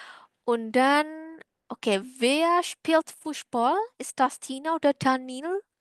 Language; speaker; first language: German; non-native, learner; Indonesian